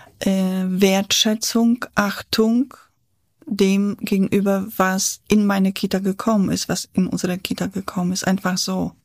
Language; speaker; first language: German; non-native, fluent; Polish